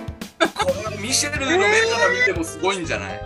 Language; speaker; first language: Japanese; native; Japanese